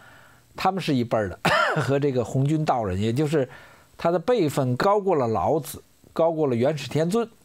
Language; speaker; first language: Chinese; native; Chinese